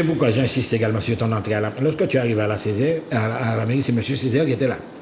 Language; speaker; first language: French; native; French